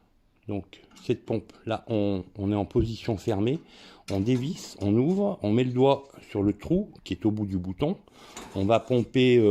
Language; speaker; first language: French; native; French